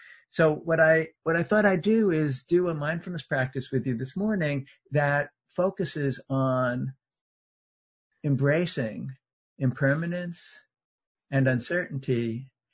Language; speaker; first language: English; native; English